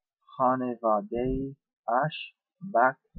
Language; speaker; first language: Persian; non-native, learner; English